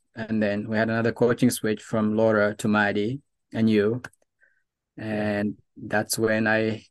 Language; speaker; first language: English; non-native, local second language; Arabic